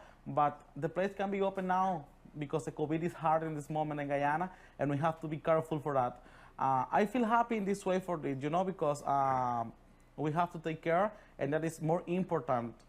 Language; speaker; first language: English; non-native, learner; Spanish